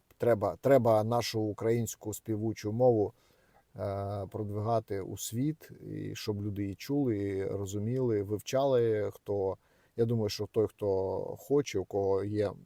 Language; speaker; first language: Ukrainian; non-native, local second language; Russian